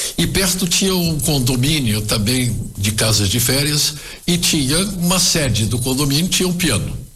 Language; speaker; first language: Portuguese; early bilingual, other home language; German